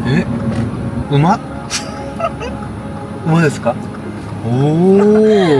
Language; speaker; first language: Japanese; non-native, learner; Korean